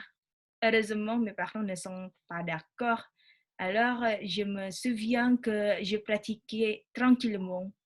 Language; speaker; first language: French; non-native, learner; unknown